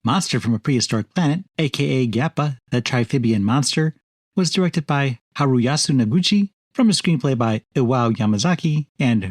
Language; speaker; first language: English; native; English